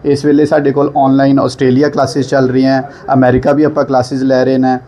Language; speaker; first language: Punjabi; non-native, local second language; Hindi